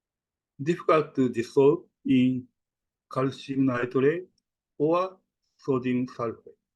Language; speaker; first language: English; non-native, fluent; Japanese